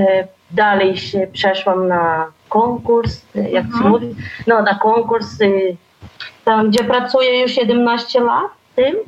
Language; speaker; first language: Polish; early bilingual, heritage; Polish